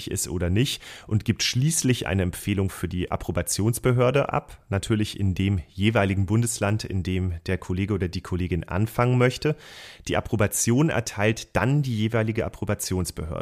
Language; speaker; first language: German; native; German